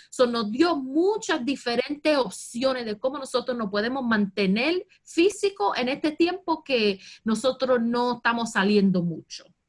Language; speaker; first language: Spanish; early bilingual, heritage; Spanish